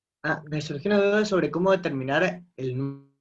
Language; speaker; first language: Spanish; native; Spanish